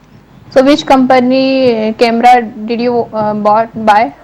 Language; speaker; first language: English; non-native, learner; Hindi